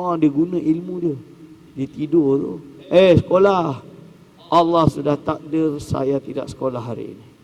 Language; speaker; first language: Malay; native; Malay